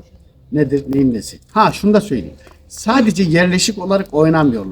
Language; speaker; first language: Turkish; native; Turkish